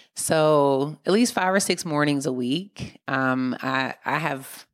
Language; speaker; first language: English; native; English